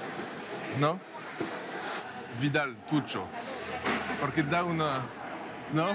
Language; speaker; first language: Spanish; non-native, learner; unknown